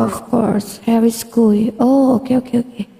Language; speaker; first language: English; non-native, learner; Indonesian